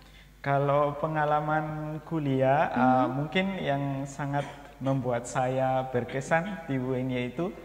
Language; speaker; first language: Indonesian; non-native, fluent; Malagasy